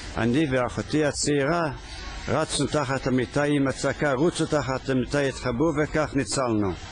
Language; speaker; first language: Hebrew; early bilingual, other home language; Yiddish